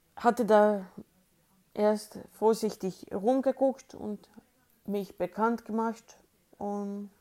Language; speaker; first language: German; non-native, fluent; Swedish